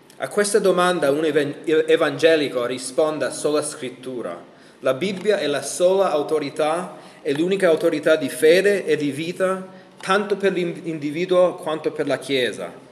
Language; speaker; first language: Italian; non-native, fluent; English